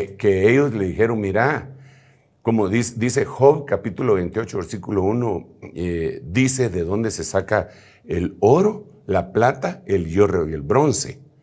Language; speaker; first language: Spanish; native; Spanish